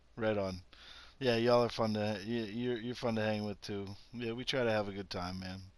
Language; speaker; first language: English; native; English